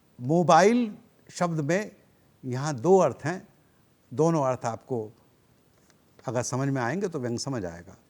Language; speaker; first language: Hindi; native; Hindi